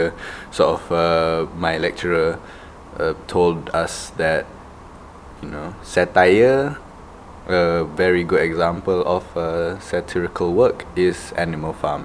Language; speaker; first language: English; non-native, local second language; Malay